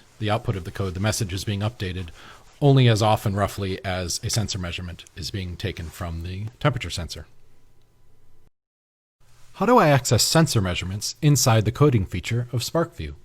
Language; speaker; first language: English; native; English